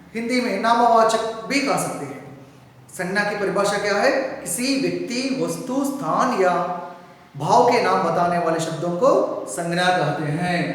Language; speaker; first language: Hindi; non-native, local second language; Telugu